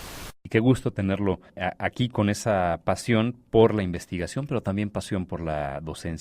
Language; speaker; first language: Spanish; native; Spanish